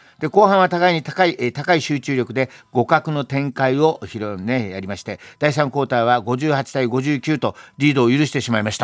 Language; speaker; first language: Japanese; native; Japanese